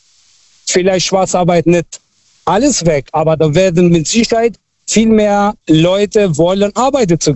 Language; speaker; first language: German; non-native, local second language; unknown